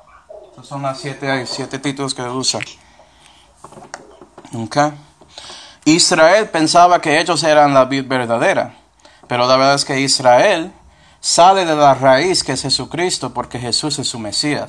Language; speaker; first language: Spanish; non-native, fluent; English